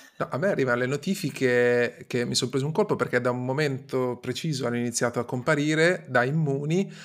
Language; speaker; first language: Italian; native; Italian